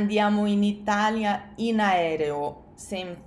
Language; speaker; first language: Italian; non-native, fluent; English